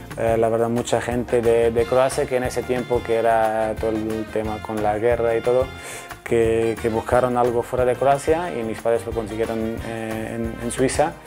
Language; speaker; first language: Spanish; non-native, fluent; Croatian